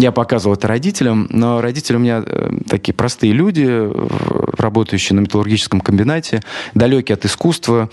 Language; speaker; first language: Russian; native; Russian